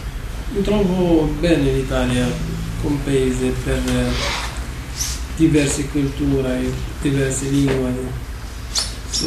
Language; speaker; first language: Italian; non-native, learner; Arabic